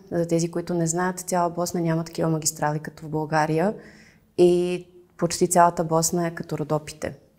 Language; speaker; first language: Bulgarian; early bilingual, heritage; Bulgarian